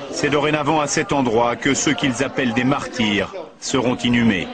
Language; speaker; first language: French; native; French